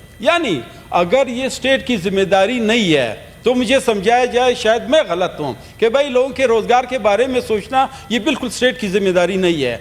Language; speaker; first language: Urdu; non-native, local second language; Pashto